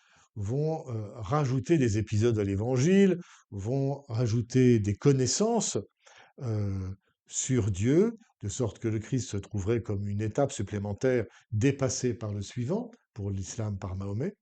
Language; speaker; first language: French; native; French